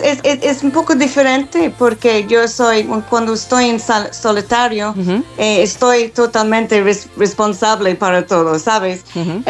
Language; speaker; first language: Spanish; non-native, learner; English